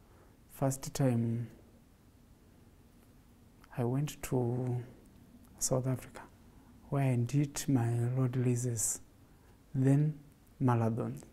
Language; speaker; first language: English; non-native, local second language; Kamba